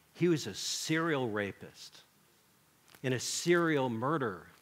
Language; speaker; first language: English; native; English